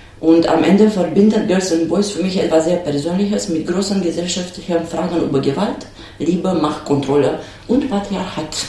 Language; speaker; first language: German; non-native, fluent; Romanian